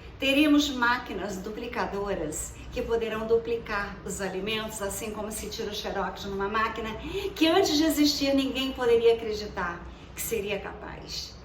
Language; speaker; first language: Portuguese; native; Portuguese